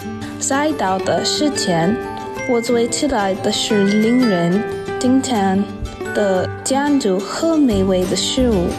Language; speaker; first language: Chinese; non-native, fluent; English